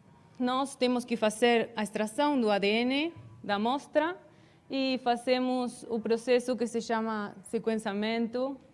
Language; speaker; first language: Portuguese; non-native, learner; Spanish